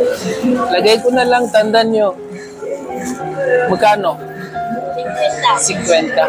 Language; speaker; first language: Filipino; non-native, learner; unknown